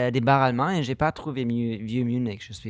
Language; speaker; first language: French; non-native, learner; German